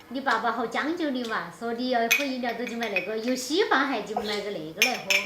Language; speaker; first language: Chinese; native; Chinese